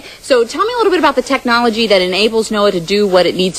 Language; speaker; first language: English; native; English